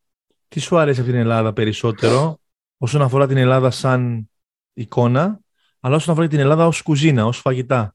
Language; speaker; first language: Greek; native; Greek